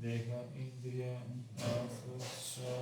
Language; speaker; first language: Russian; non-native, learner; Bulgarian